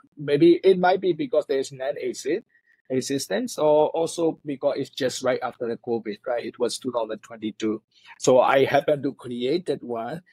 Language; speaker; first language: English; non-native, fluent; Burmese